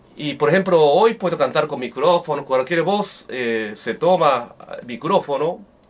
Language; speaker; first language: Spanish; non-native, learner; Japanese